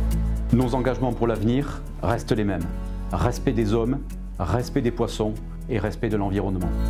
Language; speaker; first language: French; native; French